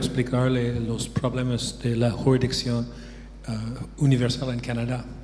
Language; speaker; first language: Spanish; non-native, fluent; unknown